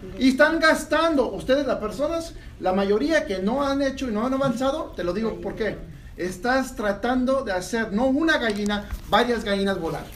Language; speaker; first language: Spanish; early bilingual, heritage; Spanish